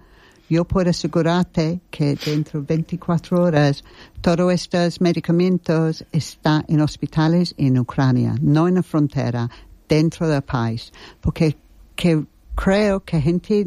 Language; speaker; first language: Spanish; non-native, learner; English